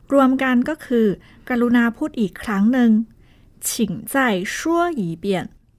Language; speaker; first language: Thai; non-native, fluent; Chinese